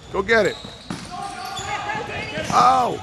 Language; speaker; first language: English; native; English